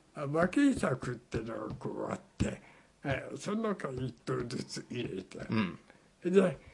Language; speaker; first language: Japanese; native; Japanese